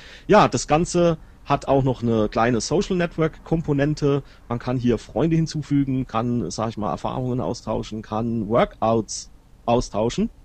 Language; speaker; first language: German; native; German